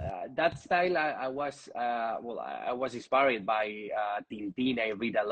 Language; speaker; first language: English; non-native, learner; Spanish